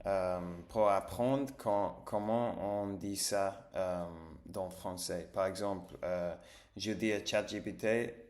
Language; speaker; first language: French; non-native, learner; English